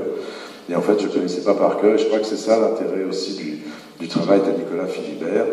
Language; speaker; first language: French; native; French